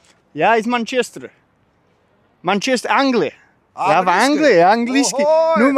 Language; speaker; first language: Russian; non-native, learner; English